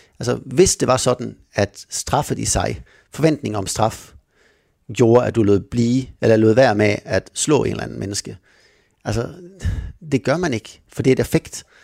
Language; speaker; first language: Danish; native; Danish